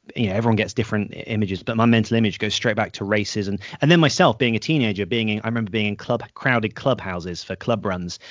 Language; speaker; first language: English; native; English